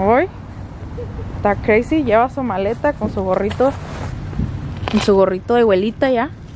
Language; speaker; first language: Spanish; early bilingual, heritage; Spanish